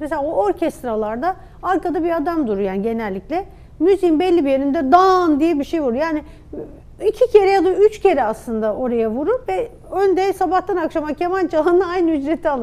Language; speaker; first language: Turkish; native; Turkish